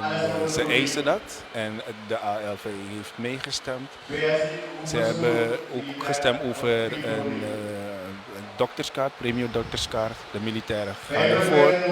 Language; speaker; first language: Dutch; native; Dutch